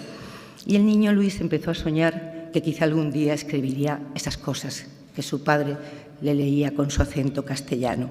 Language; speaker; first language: Spanish; native; Spanish